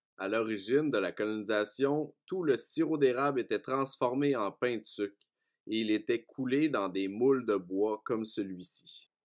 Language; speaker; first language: French; native; French